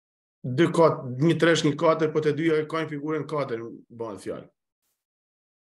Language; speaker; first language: Albanian; native; Albanian